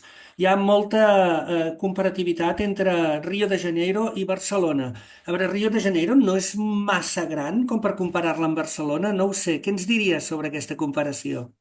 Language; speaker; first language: Catalan; native; Catalan